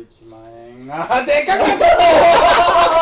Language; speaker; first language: Japanese; native; Japanese